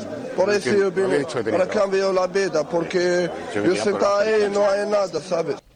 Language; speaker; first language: Spanish; non-native, learner; Arabic